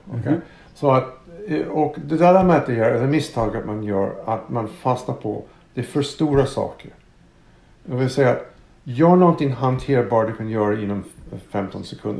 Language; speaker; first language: Swedish; non-native, fluent; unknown